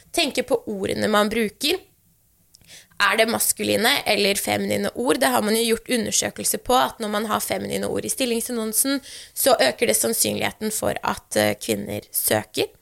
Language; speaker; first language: Norwegian; early bilingual, other home language; Persian